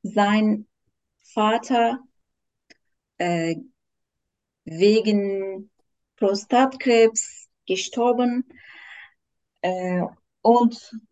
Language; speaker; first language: German; non-native, learner; Turkish